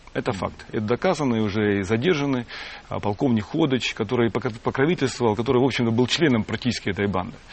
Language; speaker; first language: Russian; native; Russian